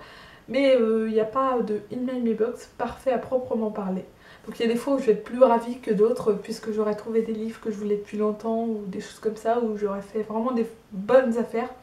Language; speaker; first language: French; native; French